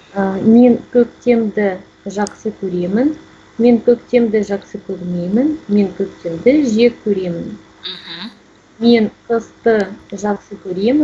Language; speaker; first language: Kazakh; non-native, learner; Russian